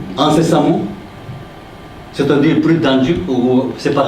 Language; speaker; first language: French; non-native, learner; Japanese